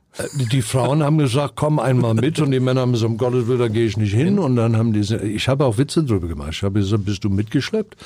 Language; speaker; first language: German; non-native, fluent; English